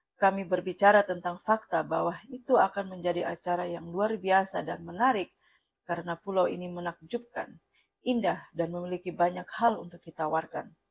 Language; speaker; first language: Indonesian; non-native, fluent; Russian